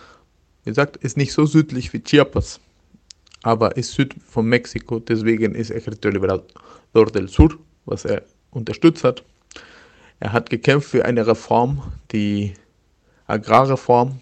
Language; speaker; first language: German; non-native, learner; Spanish